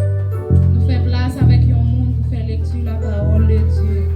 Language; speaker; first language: French; non-native, local second language; Haitian Creole